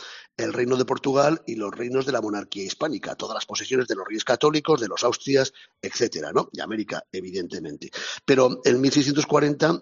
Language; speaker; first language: Spanish; native; Spanish